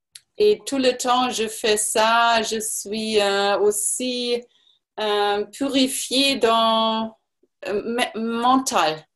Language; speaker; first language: French; non-native, learner; German